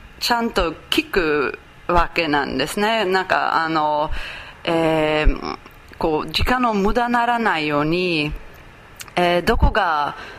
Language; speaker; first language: Japanese; non-native, fluent; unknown